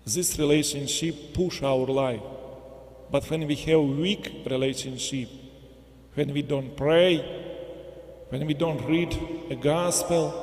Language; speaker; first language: English; non-native, learner; Ukrainian